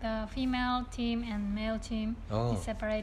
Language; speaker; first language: English; non-native, learner; Japanese